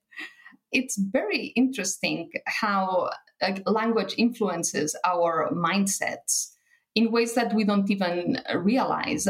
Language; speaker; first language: English; non-native, fluent; Catalan